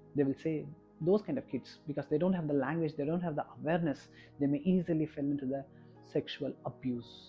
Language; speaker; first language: English; non-native, local second language; Kannada